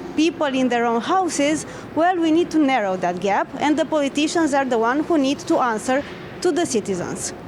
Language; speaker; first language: English; non-native, fluent; Romanian